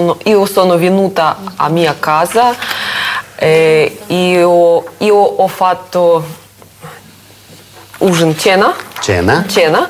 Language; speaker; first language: Italian; non-native, learner; Russian